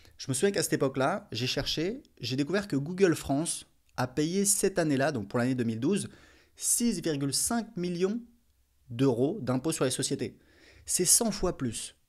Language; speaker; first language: French; native; French